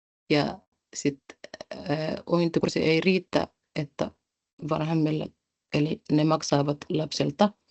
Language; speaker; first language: Finnish; non-native, fluent; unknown